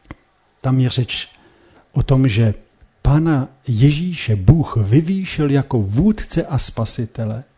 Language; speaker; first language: Czech; native; Czech